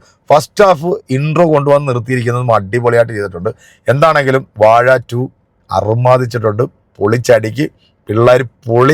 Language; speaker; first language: Malayalam; native; Malayalam